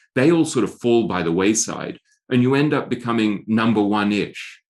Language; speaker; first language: English; native; English